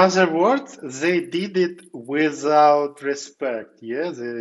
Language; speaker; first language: English; non-native, fluent; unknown